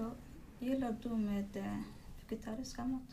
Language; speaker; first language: Swedish; non-native, learner; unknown